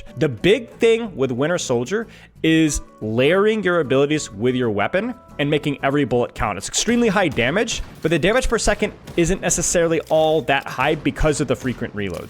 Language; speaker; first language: English; native; English